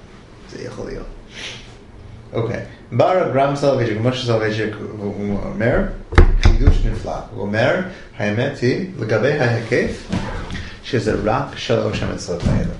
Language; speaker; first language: Hebrew; non-native, fluent; English